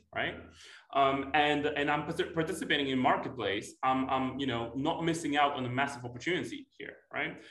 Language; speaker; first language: English; non-native, fluent; Polish